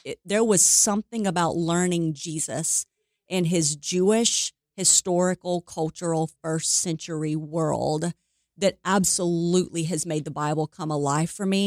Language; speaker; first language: English; native; English